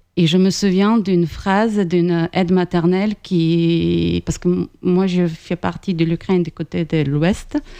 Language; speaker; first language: French; non-native, fluent; Ukrainian